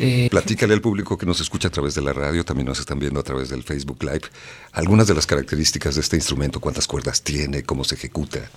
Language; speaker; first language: Spanish; native; Spanish